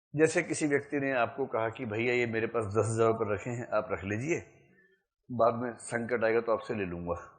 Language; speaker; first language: Hindi; native; Hindi